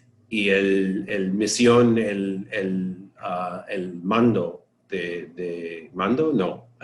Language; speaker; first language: Spanish; non-native, learner; English